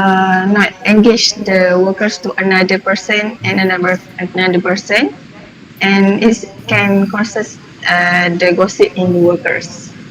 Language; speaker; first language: English; non-native, learner; Malay